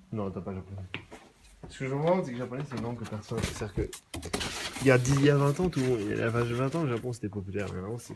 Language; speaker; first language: French; early bilingual, other home language; Japanese